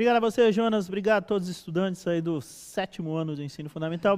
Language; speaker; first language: Portuguese; native; Portuguese